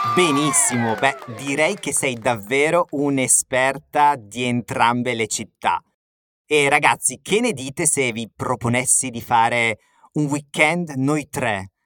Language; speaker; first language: Italian; native; Italian